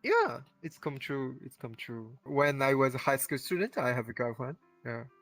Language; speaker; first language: English; non-native, learner; Japanese